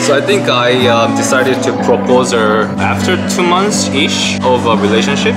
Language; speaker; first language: English; non-native, fluent; Korean